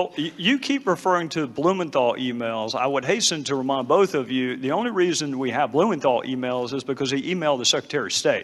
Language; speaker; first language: English; native; English